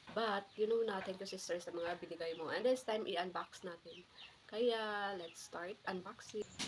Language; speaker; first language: Filipino; native; Filipino